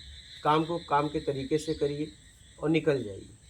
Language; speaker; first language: Hindi; native; Hindi